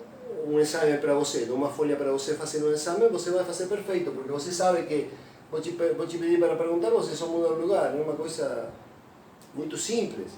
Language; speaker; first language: Portuguese; non-native, fluent; Spanish